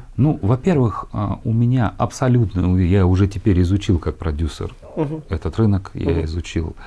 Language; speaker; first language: Russian; native; Russian